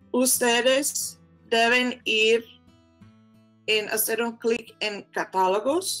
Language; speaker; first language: Spanish; non-native, fluent; Portuguese